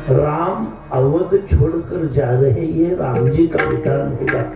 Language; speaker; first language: Hindi; non-native, local second language; Marathi